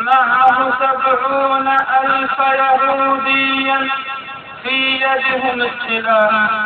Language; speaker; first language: Arabic; native; Arabic